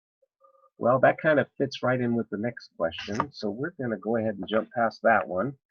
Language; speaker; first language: English; native; English